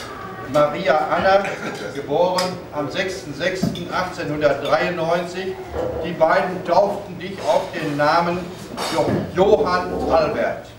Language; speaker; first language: German; native; German